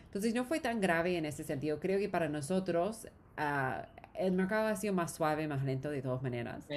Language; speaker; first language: Spanish; non-native, fluent; English